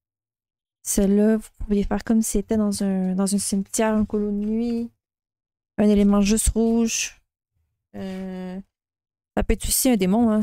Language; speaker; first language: French; native; French